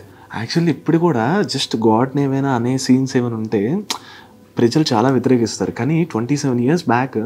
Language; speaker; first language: Telugu; native; Telugu